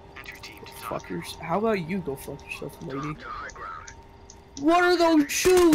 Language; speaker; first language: English; native; English